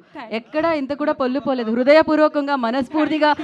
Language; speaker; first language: Telugu; native; Telugu